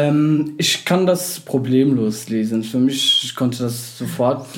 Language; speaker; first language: German; non-native, fluent; Arabic